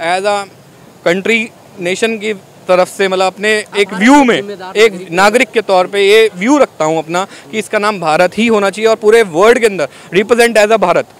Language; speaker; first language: Hindi; native; Hindi